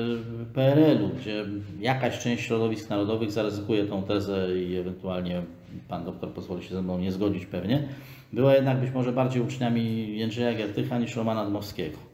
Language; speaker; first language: Polish; native; Polish